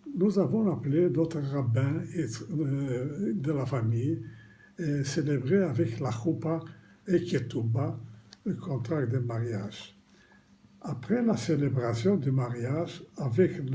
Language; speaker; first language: French; non-native, fluent; Romanian